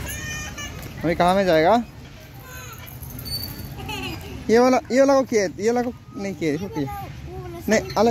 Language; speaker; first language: Hindi; non-native, local second language; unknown